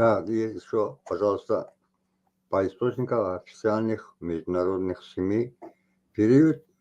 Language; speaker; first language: Russian; non-native, local second language; Tajik